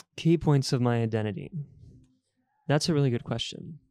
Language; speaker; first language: English; early bilingual, other home language; Bulgarian